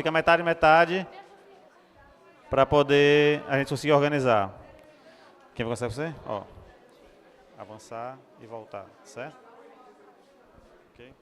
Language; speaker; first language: Portuguese; native; Portuguese